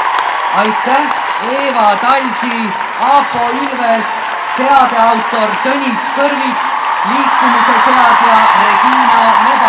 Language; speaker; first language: Estonian; native; Estonian